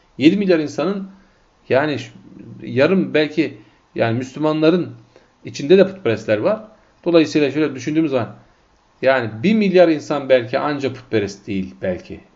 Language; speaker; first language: Turkish; non-native, fluent; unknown